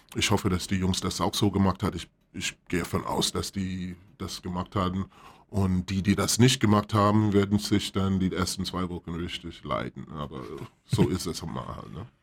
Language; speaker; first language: German; non-native, fluent; English